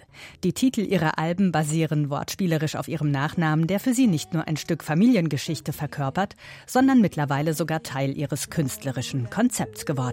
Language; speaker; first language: German; native; German